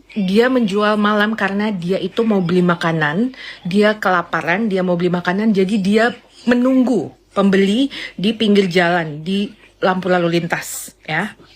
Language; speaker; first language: Indonesian; native; Indonesian